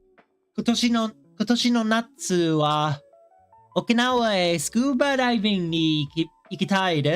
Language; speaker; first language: Japanese; non-native, learner; English